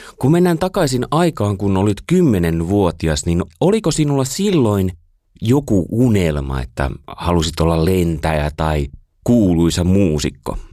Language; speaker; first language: Finnish; native; Finnish